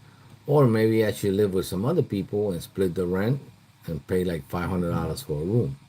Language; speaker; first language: English; native; English